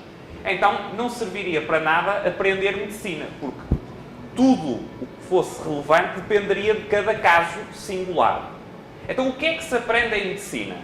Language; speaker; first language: Portuguese; native; Portuguese